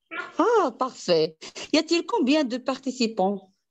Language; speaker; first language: French; non-native, learner; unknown